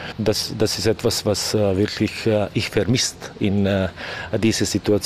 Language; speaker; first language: German; non-native, learner; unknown